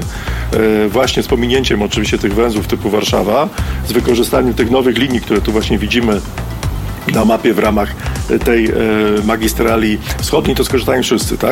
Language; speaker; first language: Polish; native; Polish